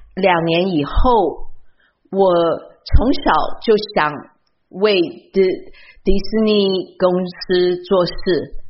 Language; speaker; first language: Chinese; early bilingual, heritage; Chinese